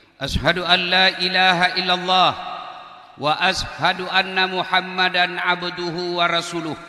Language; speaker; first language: Indonesian; non-native, local second language; Buginese